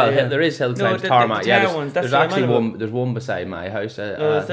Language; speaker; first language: English; native; English